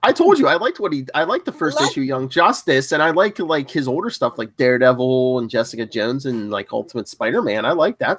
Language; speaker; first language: English; native; English